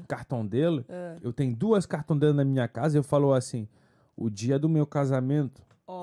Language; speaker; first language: Portuguese; non-native, fluent; French